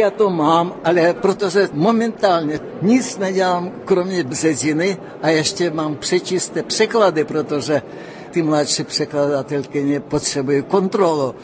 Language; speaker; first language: Czech; non-native, fluent; Russian